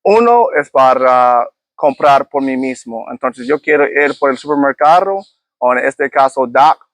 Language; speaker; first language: Spanish; non-native, learner; English